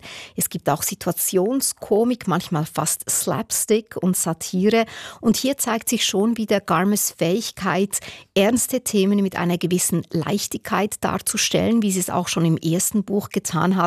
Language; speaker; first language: German; native; German